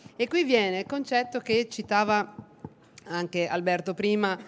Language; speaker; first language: Italian; native; Italian